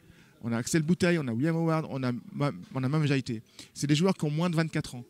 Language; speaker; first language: French; native; French